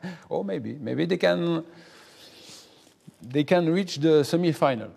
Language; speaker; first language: English; non-native, fluent; French